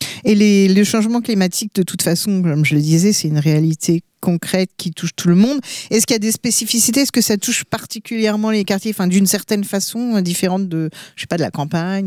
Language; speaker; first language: French; native; French